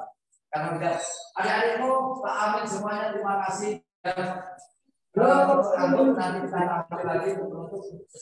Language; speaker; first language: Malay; non-native, local second language; Javanese